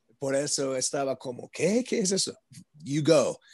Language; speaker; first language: Spanish; non-native, learner; English